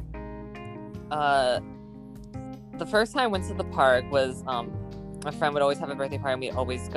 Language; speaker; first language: English; native; English